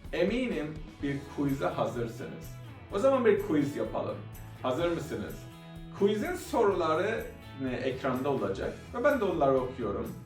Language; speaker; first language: Turkish; non-native, fluent; Persian